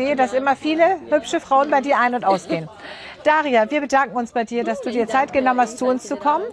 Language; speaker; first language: German; native; German